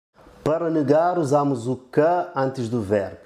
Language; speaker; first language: Portuguese; non-native, local second language; Kabuverdianu